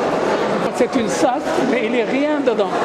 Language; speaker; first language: French; non-native, learner; Armenian